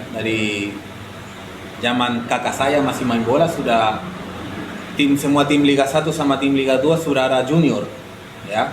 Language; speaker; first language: Indonesian; non-native, fluent; Spanish